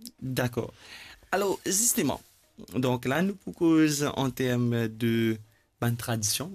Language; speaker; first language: French; non-native, local second language; Morisyen